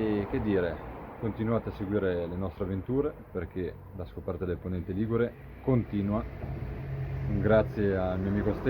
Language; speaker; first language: Italian; native; Italian